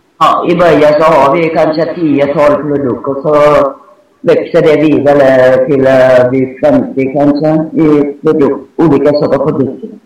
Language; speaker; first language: Swedish; non-native, fluent; Thai